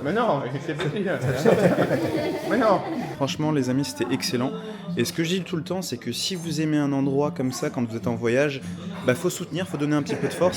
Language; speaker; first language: French; native; French